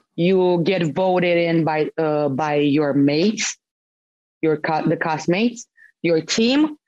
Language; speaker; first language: English; non-native, fluent; Romanian